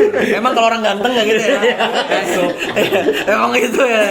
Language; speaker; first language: Indonesian; native; Indonesian